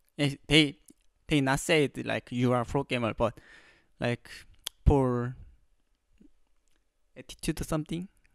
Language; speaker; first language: English; non-native, learner; Korean